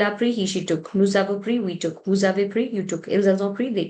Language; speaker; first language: French; non-native, fluent; Hindi